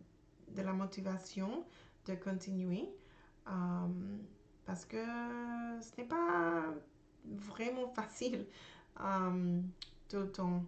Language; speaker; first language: French; non-native, learner; English